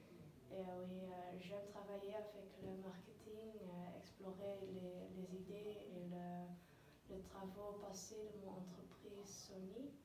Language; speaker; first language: French; non-native, learner; Dutch